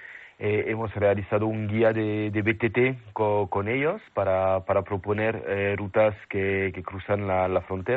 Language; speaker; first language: Spanish; non-native, fluent; French